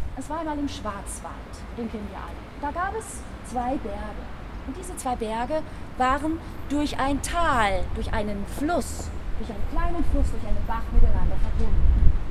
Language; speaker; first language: German; native; German